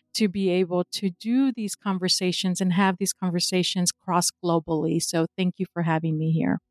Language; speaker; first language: English; non-native, fluent; Spanish